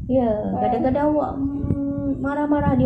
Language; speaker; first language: Malay; native; Malay